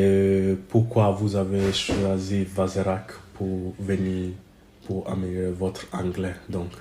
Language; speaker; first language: French; non-native, learner; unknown